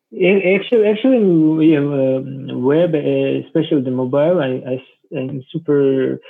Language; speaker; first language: English; non-native, fluent; Georgian